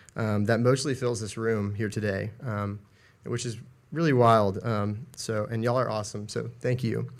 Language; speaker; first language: English; native; English